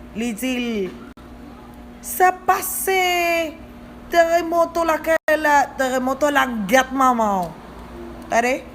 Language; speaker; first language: Haitian Creole; non-native, learner; Spanish